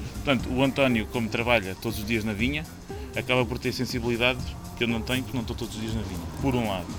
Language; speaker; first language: Portuguese; native; Portuguese